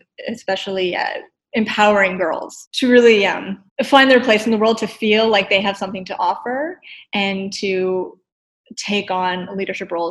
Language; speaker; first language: English; native; English